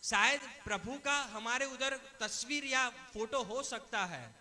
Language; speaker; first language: Hindi; non-native, local second language; Gujarati